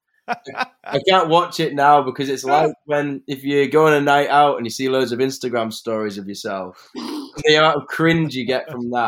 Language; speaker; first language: English; native; English